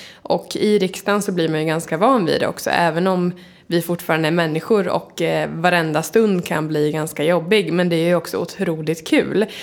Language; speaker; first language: Swedish; native; Swedish